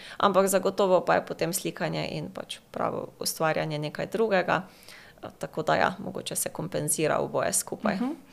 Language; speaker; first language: Slovenian; native; Slovenian